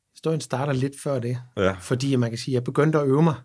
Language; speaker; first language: Danish; native; Danish